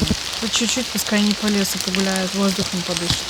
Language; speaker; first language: Russian; native; Russian